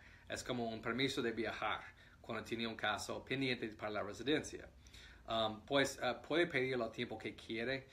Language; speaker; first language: Spanish; non-native, fluent; English